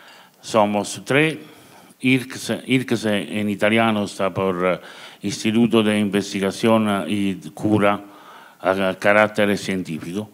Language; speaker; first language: Spanish; non-native, learner; Italian